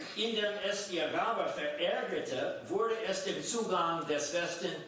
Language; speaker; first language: German; non-native, fluent; English